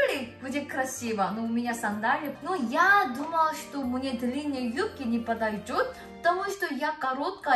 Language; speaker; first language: Russian; non-native, fluent; Korean